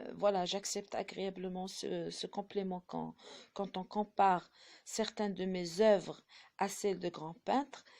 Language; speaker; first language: French; non-native, local second language; Arabic